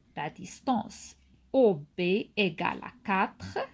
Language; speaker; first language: French; non-native, local second language; Arabic